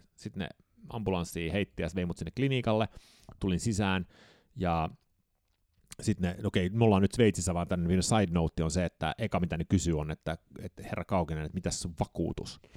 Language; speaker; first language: Finnish; early bilingual, heritage; Finnish